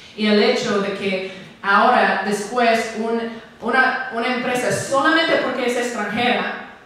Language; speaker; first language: Spanish; non-native, fluent; English